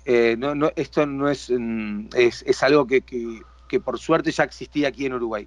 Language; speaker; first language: Portuguese; non-native, learner; Spanish